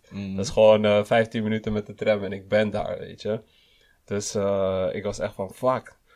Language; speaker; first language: Dutch; early bilingual, other home language; Kinyarwanda